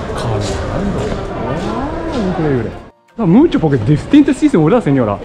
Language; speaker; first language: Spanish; non-native, learner; Japanese